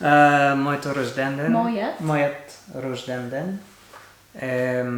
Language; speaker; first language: Bulgarian; non-native, learner; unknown